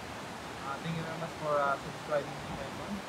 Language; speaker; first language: English; non-native, local second language; Filipino